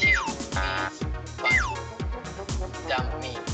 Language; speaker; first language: English; non-native, learner; Japanese